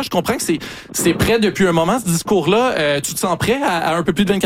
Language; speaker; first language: French; native; French